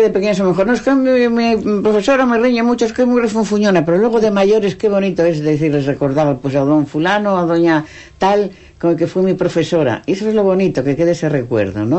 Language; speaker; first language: Spanish; native; Spanish